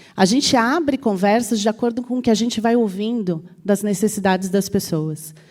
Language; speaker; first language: Portuguese; native; Portuguese